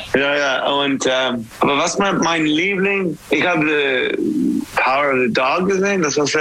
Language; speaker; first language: German; non-native, learner; English